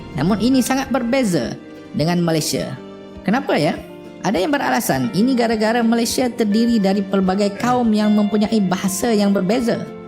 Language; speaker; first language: Malay; native; Malay